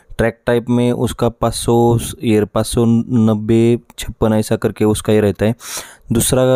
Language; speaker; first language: Hindi; non-native, local second language; Marathi